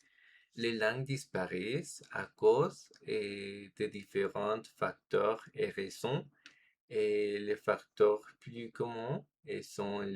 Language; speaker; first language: French; non-native, fluent; Spanish